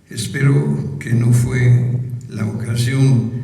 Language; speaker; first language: Spanish; non-native, fluent; French